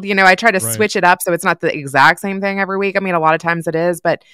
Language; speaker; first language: English; native; English